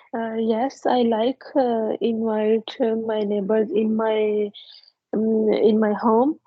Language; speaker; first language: English; non-native, learner; Punjabi